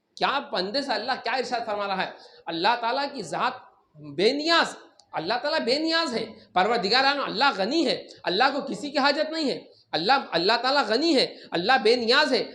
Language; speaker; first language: Urdu; native; Urdu